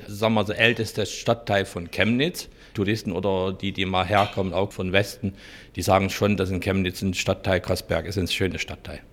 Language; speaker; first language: German; non-native, fluent; Hungarian